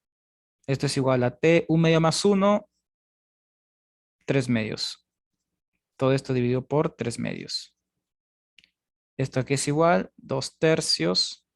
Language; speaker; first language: Spanish; native; Spanish